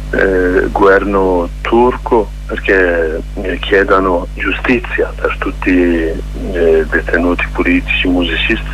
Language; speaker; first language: Italian; non-native, learner; Kurdish